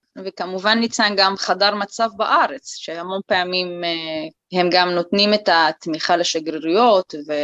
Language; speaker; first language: Hebrew; non-native, local second language; Arabic